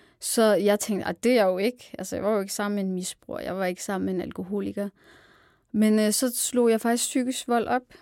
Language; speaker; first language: Danish; early bilingual, other home language; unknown